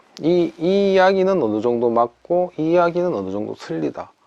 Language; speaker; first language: Korean; native; Korean